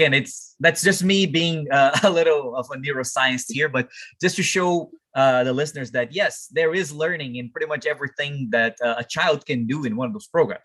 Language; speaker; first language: English; non-native, fluent; Portuguese